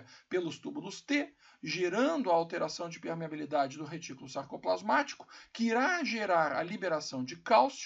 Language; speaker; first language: Portuguese; native; Portuguese